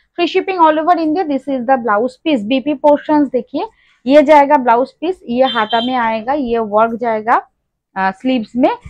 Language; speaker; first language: Hindi; non-native, local second language; Bangla